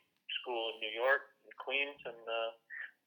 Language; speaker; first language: English; native; English